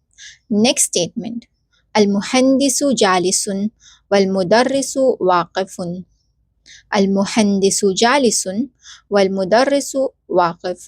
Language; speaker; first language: Arabic; non-native, learner; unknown